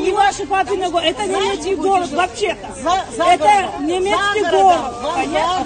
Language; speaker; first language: Russian; non-native, learner; Kyrgyz